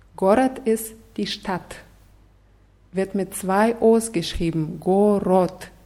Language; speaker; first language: German; non-native, fluent; Russian